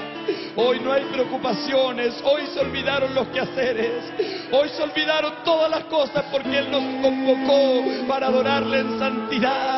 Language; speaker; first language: Spanish; native; Spanish